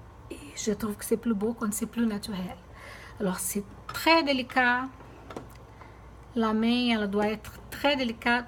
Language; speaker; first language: French; non-native, fluent; Portuguese